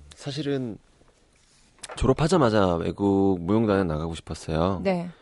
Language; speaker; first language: Korean; native; Korean